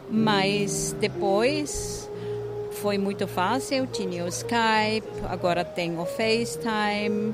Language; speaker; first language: Portuguese; non-native, fluent; German